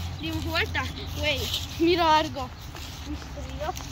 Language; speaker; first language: Spanish; early bilingual, heritage; Spanish